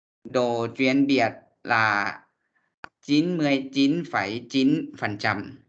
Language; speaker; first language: Vietnamese; non-native, learner; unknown